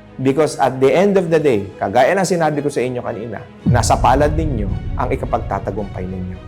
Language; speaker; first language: Filipino; native; Filipino